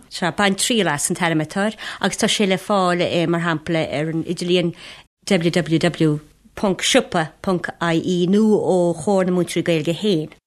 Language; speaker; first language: Irish; native; Irish